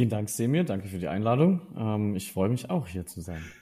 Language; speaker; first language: German; native; German